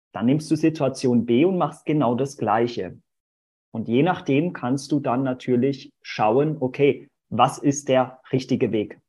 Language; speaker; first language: German; early bilingual, other home language; Portuguese